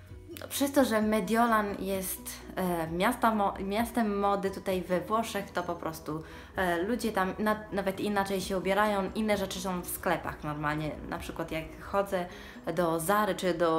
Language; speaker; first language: Polish; early bilingual, heritage; Polish